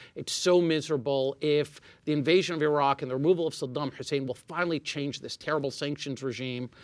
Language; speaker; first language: English; non-native, fluent; Arabic